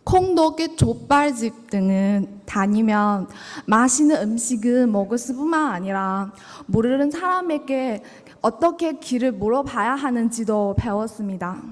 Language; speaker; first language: Korean; non-native, learner; Chinese